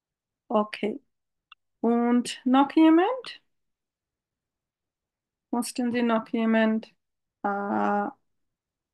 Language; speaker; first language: German; non-native, fluent; Bangla